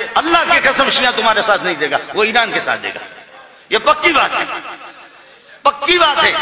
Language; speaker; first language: Urdu; non-native, local second language; Baluchi